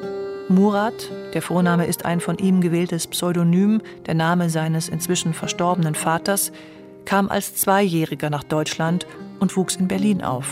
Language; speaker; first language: German; native; German